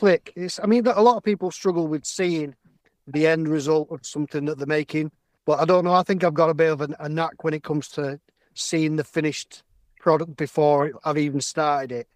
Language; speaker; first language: English; native; English